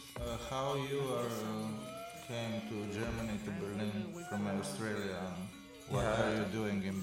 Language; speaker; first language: English; non-native, learner; Slovenian